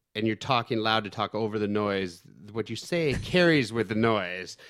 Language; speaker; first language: English; native; English